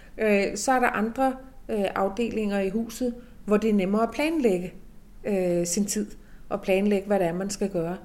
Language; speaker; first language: Danish; native; Danish